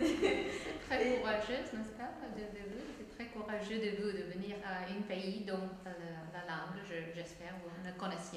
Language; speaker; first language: French; non-native, fluent; Czech